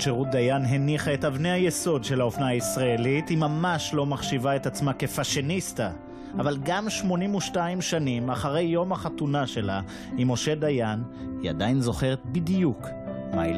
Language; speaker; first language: Hebrew; native; Hebrew